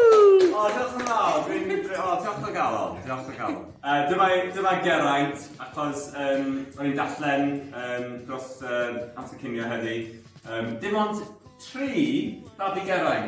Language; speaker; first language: Welsh; non-native, learner; English